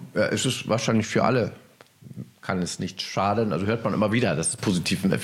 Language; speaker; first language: German; native; German